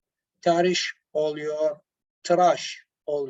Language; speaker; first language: Turkish; non-native, learner; Arabic